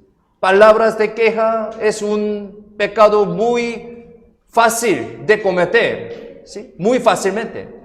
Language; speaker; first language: Spanish; non-native, fluent; Korean